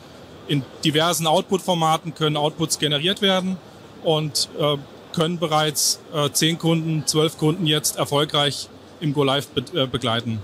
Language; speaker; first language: German; native; German